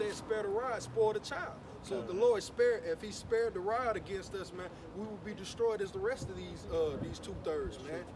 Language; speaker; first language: English; native; English